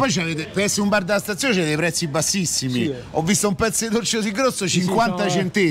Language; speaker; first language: Italian; native; Italian